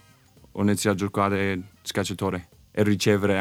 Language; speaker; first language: Italian; non-native, learner; English